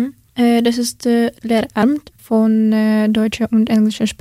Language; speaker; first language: German; non-native, learner; Ukrainian